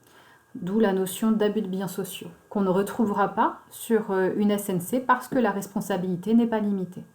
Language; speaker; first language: French; native; French